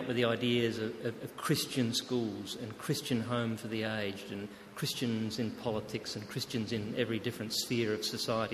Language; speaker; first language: English; native; English